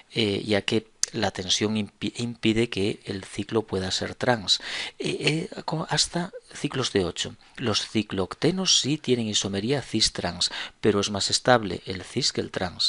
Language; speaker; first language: Spanish; native; Spanish